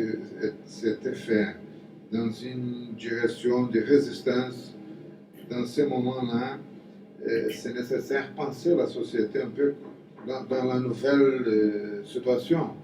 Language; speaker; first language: French; non-native, fluent; Portuguese